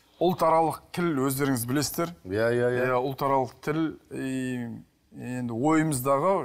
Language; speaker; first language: Kazakh; native; Kazakh